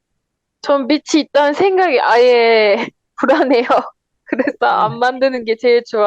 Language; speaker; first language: Korean; non-native, learner; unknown